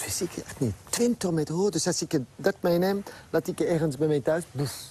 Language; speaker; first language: Dutch; non-native, fluent; French